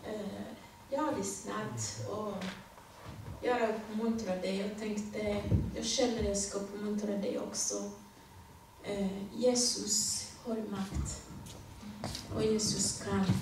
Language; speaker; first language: Swedish; non-native, learner; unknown